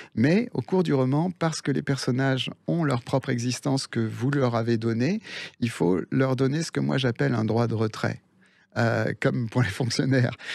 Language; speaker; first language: French; early bilingual, other home language; Spanish